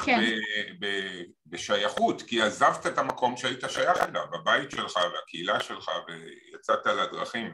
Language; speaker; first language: Hebrew; native; Hebrew